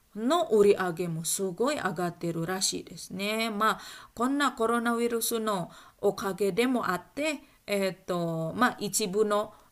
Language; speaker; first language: Japanese; non-native, fluent; Indonesian